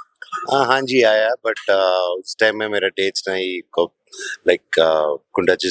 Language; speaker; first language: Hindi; non-native, local second language; Telugu